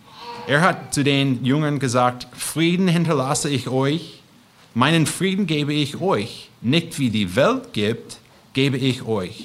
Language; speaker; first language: German; non-native, fluent; English